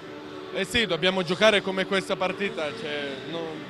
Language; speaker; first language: Italian; non-native, fluent; Serbian